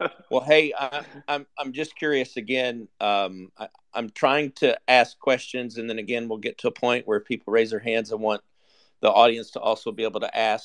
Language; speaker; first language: English; native; English